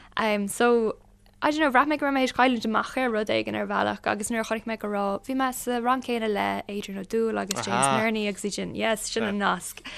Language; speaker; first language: Irish; non-native, local second language; English